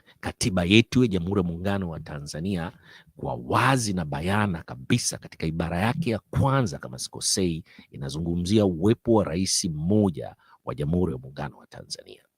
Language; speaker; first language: Swahili; native; Swahili